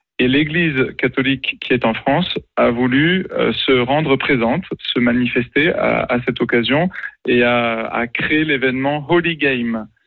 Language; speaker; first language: French; native; French